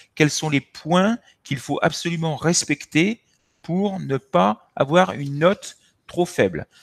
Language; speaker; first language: French; native; French